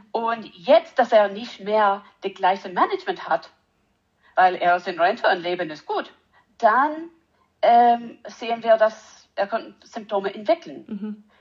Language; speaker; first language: German; non-native, learner; English